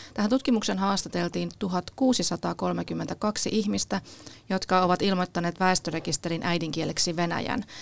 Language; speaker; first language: Finnish; native; Finnish